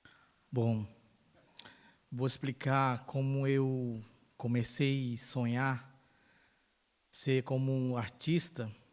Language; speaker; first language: Portuguese; non-native, local second language; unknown